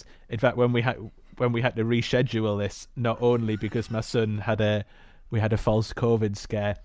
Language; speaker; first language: English; native; English